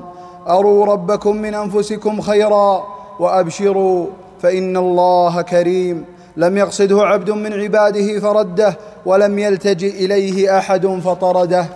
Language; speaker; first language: Arabic; native; Arabic